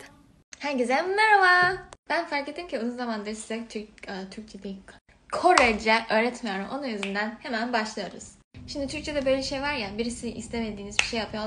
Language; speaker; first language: Turkish; non-native, fluent; Korean